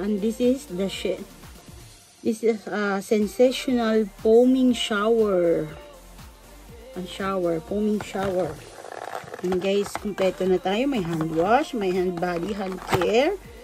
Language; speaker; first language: English; non-native, local second language; Filipino